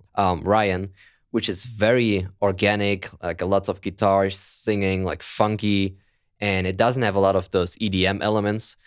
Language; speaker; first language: English; non-native, fluent; German